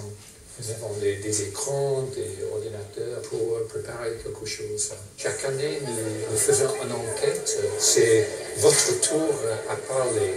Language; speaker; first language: French; non-native, fluent; English